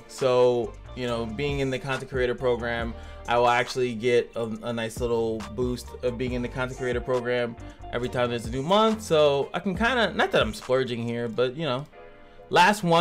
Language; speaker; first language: English; native; English